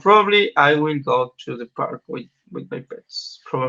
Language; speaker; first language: English; non-native, learner; Spanish